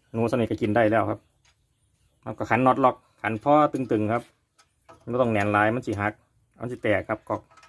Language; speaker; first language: Thai; native; Thai